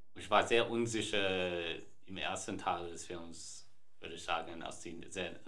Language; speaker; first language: German; non-native, fluent; English